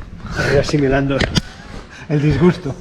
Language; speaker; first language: Spanish; native; Spanish